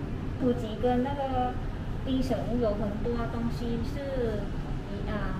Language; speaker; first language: Chinese; non-native, learner; Thai